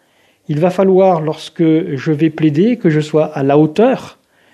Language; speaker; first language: French; native; French